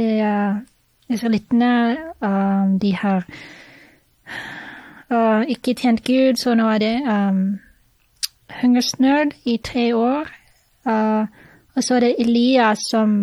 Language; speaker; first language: Norwegian; non-native, fluent; English